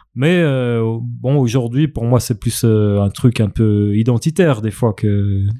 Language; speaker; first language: French; native; French